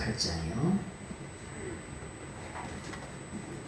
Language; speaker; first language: Korean; native; Korean